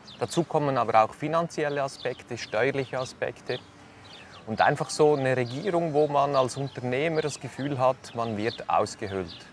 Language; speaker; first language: German; native; German